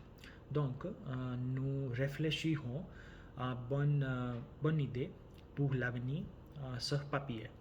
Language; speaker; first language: French; non-native, learner; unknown